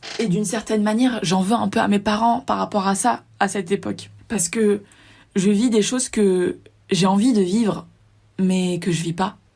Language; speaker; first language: French; native; French